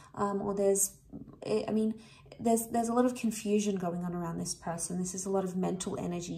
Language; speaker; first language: English; native; English